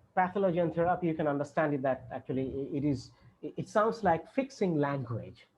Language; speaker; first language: English; non-native, local second language; Bangla